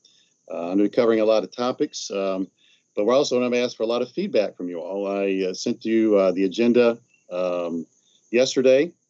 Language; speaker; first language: English; native; English